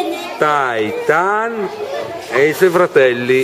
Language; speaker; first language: Italian; native; Italian